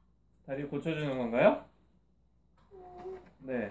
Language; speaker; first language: Korean; native; Korean